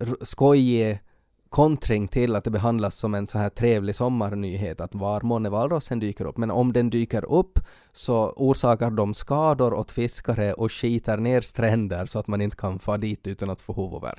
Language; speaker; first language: Swedish; native; Swedish